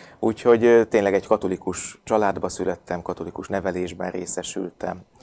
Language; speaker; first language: Hungarian; native; Hungarian